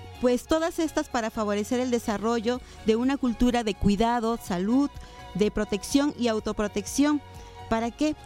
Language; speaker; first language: Spanish; native; Spanish